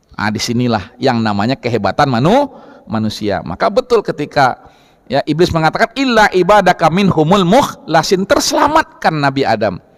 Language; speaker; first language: Indonesian; non-native, local second language; Minangkabau